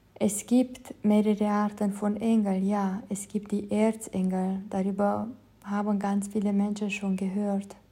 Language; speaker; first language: German; non-native, fluent; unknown